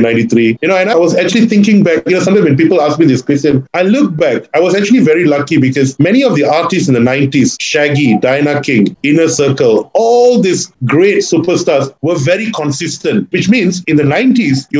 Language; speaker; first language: English; non-native, local second language; Tamil